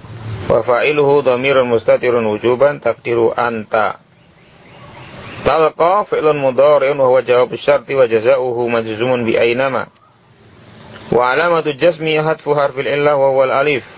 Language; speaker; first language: Arabic; non-native, fluent; Indonesian